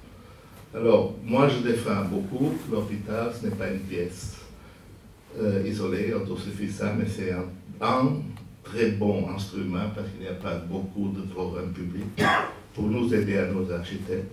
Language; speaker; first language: French; non-native, fluent; Portuguese